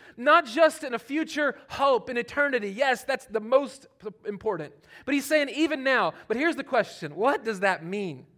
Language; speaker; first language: English; native; English